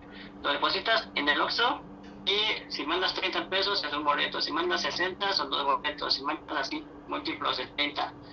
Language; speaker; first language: Spanish; native; Spanish